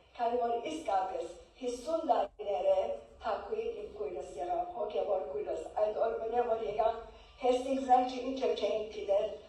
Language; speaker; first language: Armenian; early bilingual, heritage; Armenian